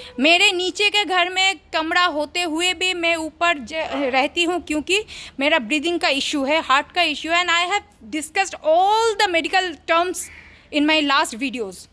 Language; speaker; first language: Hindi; non-native, local second language; Bangla